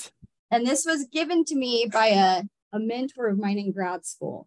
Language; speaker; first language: English; native; English